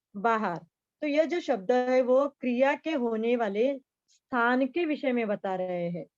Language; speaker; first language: Hindi; non-native, local second language; Marathi